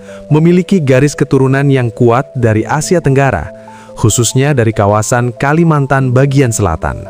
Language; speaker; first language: Indonesian; native; Indonesian